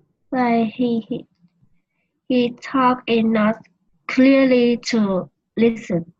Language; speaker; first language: English; non-native, learner; Vietnamese